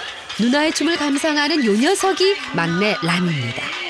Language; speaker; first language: Korean; native; Korean